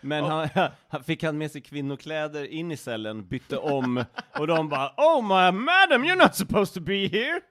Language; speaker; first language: Swedish; native; Swedish